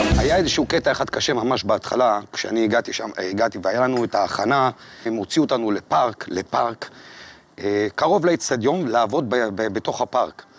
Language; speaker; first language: Hebrew; native; Hebrew